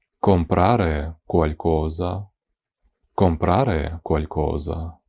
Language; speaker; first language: Italian; non-native, fluent; Ukrainian